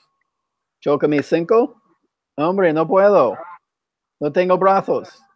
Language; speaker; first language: Spanish; non-native, fluent; English